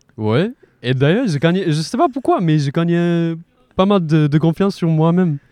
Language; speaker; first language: French; non-native, fluent; Chinese